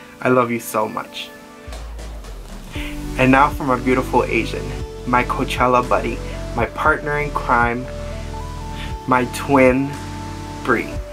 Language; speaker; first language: English; early bilingual, other home language; Spanish